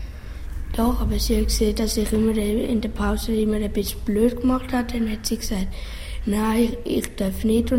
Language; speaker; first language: German; early bilingual, other home language; Italian